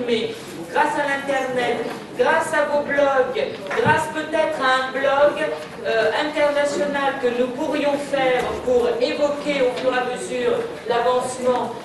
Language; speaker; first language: French; native; French